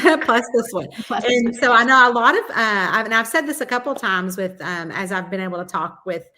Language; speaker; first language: English; native; English